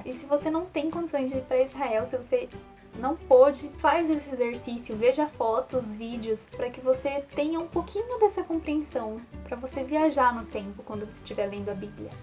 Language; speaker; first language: Portuguese; native; Portuguese